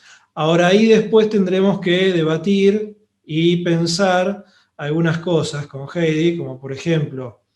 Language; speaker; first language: Spanish; native; Spanish